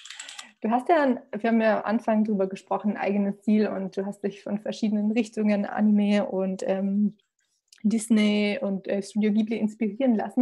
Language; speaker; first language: German; native; German